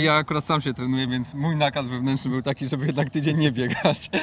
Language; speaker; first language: Polish; native; Polish